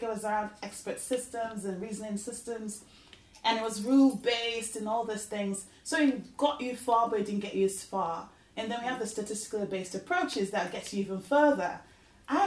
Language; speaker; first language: English; non-native, local second language; Yoruba